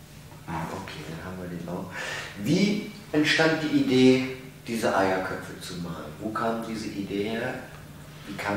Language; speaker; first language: German; native; German